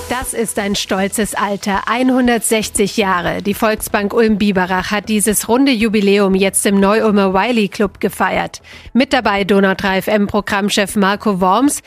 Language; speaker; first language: German; native; German